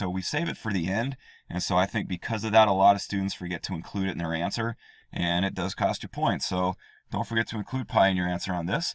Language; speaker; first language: English; native; English